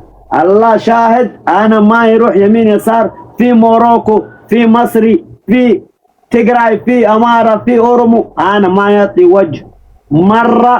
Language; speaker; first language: Arabic; non-native, learner; Oromo